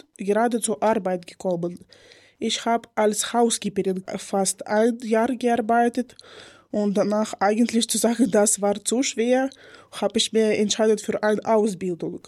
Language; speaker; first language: German; non-native, learner; Ukrainian